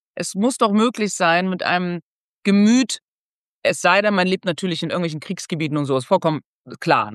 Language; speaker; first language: German; native; German